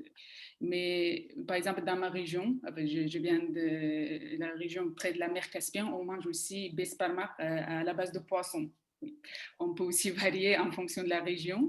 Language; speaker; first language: French; non-native, fluent; Kazakh